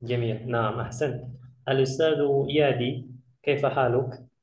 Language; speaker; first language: Arabic; non-native, fluent; Indonesian